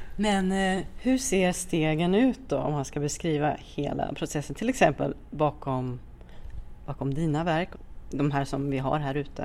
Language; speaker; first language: Swedish; native; Swedish